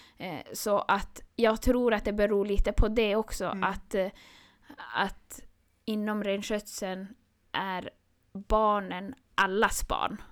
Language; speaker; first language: Swedish; non-native, local second language; Northern Sami